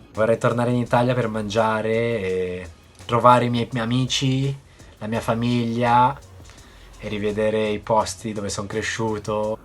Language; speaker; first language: Italian; early bilingual, other home language; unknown